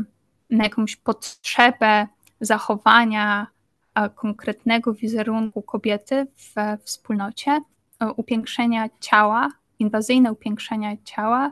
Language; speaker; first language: Polish; native; Polish